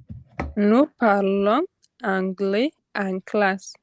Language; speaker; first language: French; non-native, learner; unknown